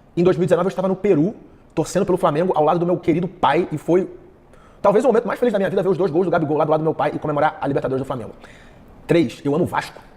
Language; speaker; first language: Portuguese; early bilingual, heritage; Portuguese